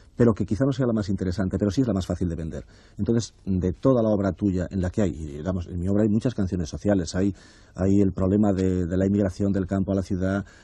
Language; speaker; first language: Spanish; native; Spanish